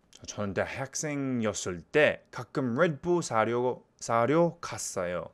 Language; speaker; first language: Korean; non-native, learner; English